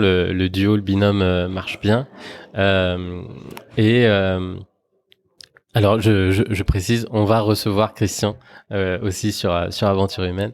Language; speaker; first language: French; native; French